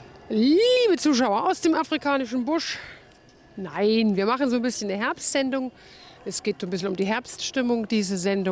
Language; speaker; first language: German; native; German